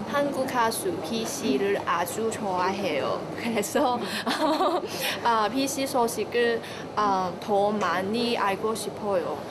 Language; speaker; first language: Korean; non-native, learner; Cantonese